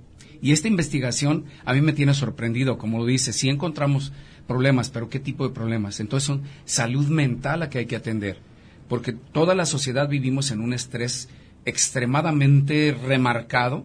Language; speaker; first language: Spanish; native; Spanish